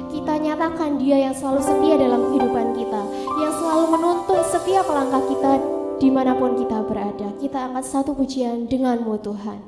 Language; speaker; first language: Indonesian; native; Indonesian